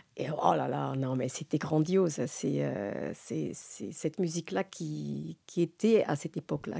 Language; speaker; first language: French; non-native, local second language; Swiss German